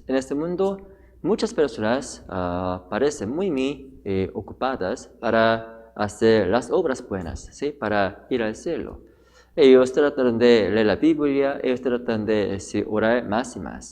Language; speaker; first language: Spanish; non-native, fluent; Korean